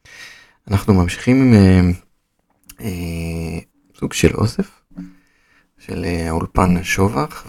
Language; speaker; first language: Hebrew; native; Hebrew